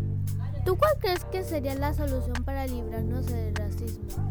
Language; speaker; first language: Spanish; early bilingual, other home language; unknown